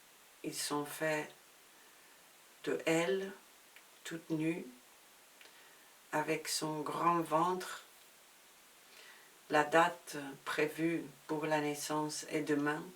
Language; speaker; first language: French; non-native, fluent; Spanish